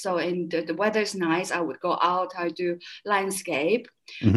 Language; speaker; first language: English; non-native, fluent; Chinese